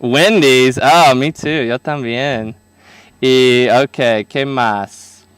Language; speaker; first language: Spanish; non-native, learner; English